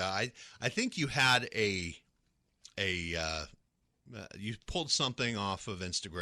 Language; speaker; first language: English; native; English